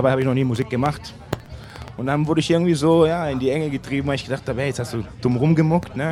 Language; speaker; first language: German; native; German